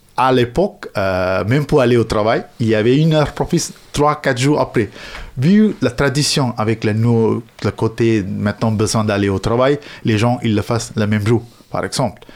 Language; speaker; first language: French; non-native, fluent; Sinhala